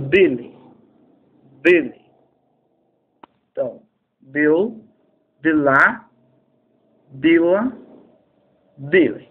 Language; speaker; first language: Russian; non-native, fluent; Portuguese